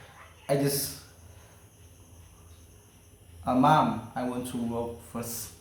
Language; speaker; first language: English; non-native, learner; Indonesian